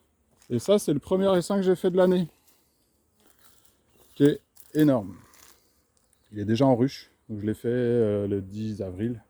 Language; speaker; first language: French; native; French